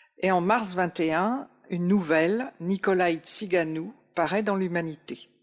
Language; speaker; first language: French; native; French